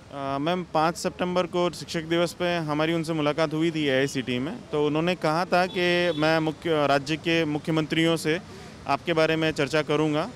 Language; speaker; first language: Hindi; native; Hindi